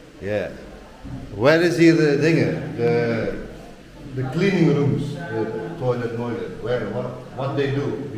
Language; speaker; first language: English; non-native, learner; Turkish